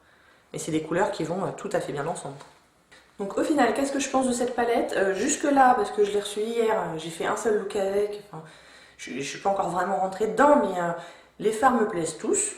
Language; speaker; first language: French; native; French